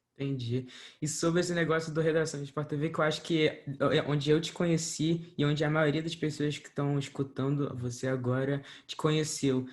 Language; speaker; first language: Portuguese; native; Portuguese